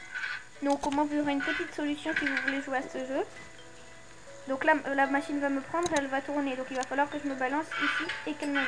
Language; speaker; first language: French; native; French